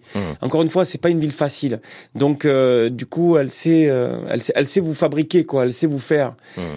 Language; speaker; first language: French; native; French